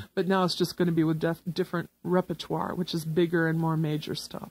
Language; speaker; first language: English; native; English